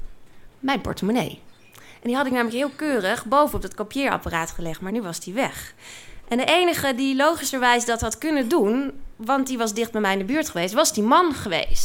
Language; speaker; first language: Dutch; native; Dutch